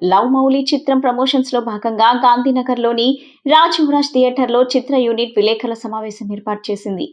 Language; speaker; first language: Telugu; native; Telugu